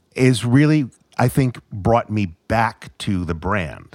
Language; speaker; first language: English; native; English